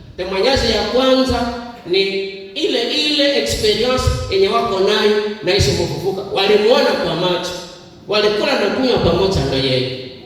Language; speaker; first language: Swahili; non-native, local second language; Nande